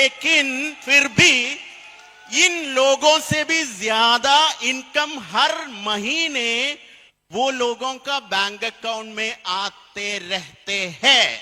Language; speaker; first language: Hindi; non-native, learner; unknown